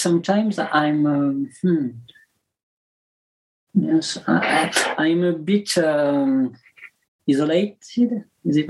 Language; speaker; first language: English; non-native, learner; French